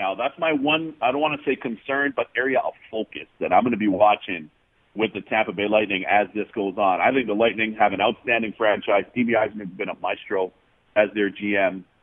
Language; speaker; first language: English; native; English